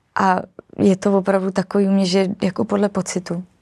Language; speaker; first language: Czech; native; Czech